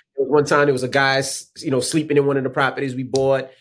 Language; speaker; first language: English; native; English